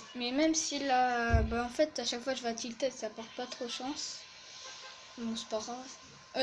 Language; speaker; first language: French; native; French